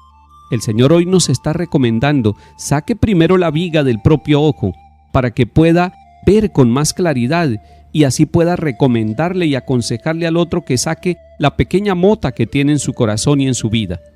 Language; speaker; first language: Spanish; native; Spanish